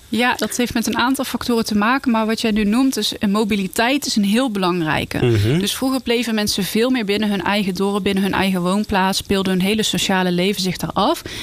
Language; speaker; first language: Dutch; native; Dutch